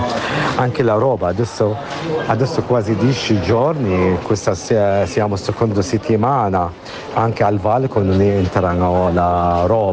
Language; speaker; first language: Italian; non-native, learner; Arabic